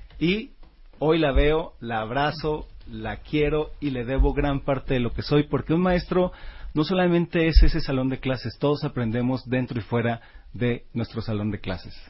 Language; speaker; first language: Spanish; native; Spanish